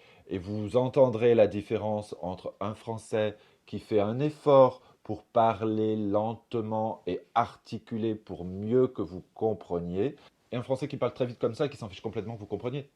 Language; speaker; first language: French; native; French